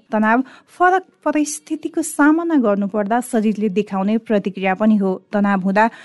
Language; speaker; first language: Nepali; native; Nepali